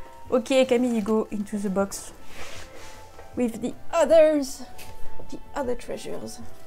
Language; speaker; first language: English; non-native, fluent; French